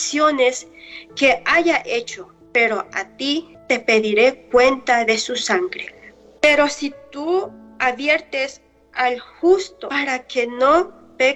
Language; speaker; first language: Spanish; non-native, local second language; Mixtepec Mixtec